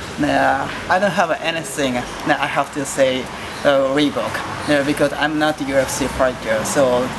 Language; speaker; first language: English; non-native, learner; Japanese